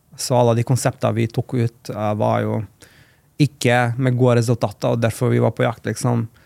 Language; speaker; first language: Norwegian; non-native, fluent; Macedonian